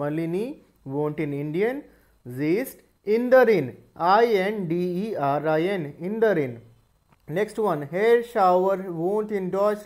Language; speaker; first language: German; non-native, learner; Hindi